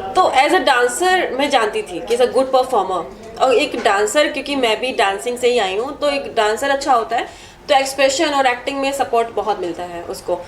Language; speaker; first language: Hindi; native; Hindi